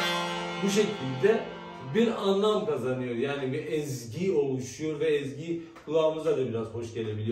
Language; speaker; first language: Turkish; non-native, fluent; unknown